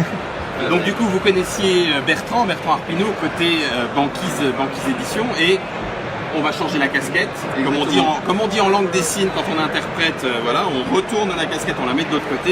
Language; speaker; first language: French; native; French